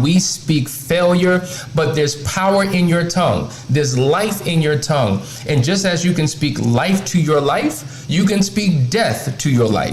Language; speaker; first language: English; native; English